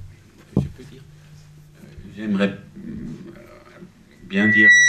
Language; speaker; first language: French; non-native, fluent; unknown